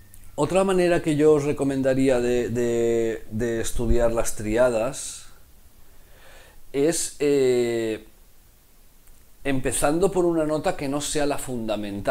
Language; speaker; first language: Spanish; native; Spanish